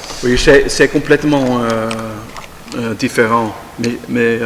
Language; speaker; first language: French; non-native, learner; Dutch